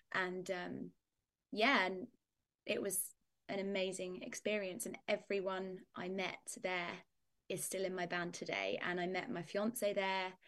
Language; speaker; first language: English; native; English